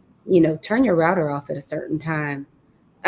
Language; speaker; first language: English; native; English